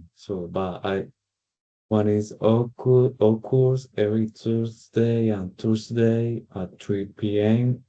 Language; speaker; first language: English; non-native, learner; Spanish